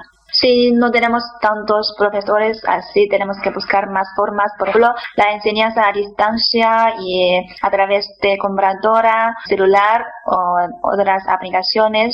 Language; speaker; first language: Spanish; non-native, fluent; Chinese